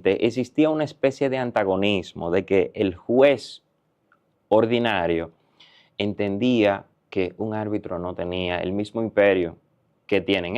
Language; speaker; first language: Spanish; native; Spanish